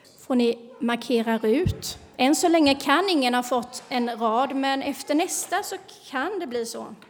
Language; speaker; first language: Swedish; native; Swedish